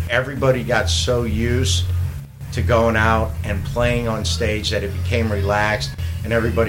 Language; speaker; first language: English; native; English